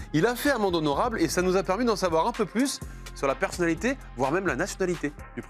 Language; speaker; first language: French; native; French